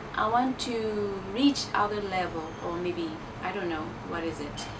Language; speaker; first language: English; non-native, learner; Burmese